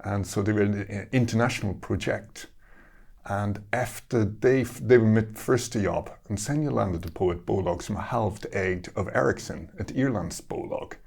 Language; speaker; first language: Swedish; non-native, fluent; English